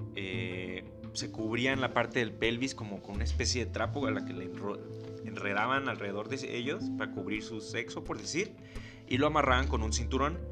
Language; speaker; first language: Spanish; native; Spanish